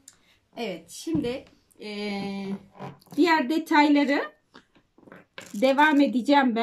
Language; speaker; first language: Turkish; native; Turkish